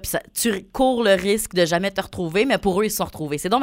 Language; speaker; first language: French; native; French